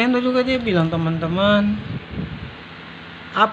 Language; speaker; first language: Malay; native; Malay